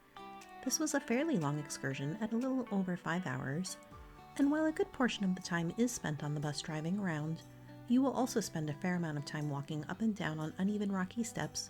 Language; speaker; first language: English; native; English